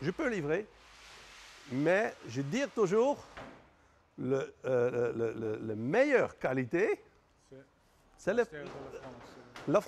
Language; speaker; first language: French; non-native, learner; Dutch